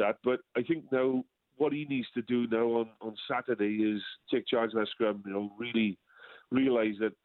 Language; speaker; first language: English; native; English